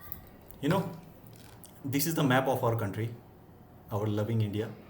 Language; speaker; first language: English; non-native, local second language; Hindi